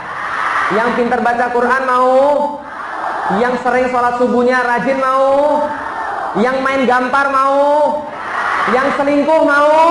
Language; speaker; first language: Indonesian; native; Indonesian